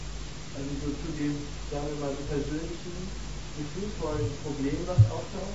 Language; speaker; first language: German; native; German